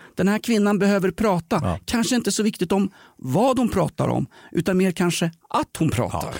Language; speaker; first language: Swedish; native; Swedish